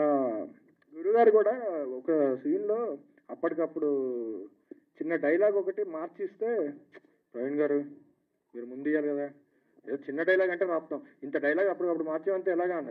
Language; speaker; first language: Telugu; native; Telugu